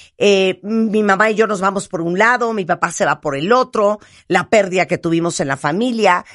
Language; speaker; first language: Spanish; native; Spanish